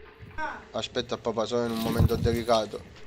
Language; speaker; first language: Italian; native; Italian